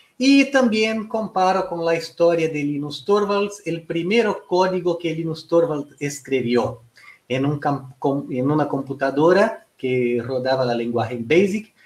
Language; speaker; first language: Spanish; non-native, fluent; Portuguese